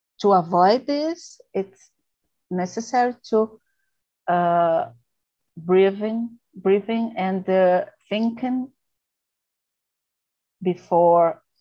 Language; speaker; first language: English; non-native, learner; Portuguese